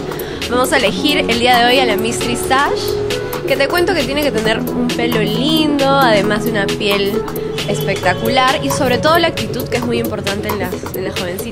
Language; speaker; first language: Spanish; native; Spanish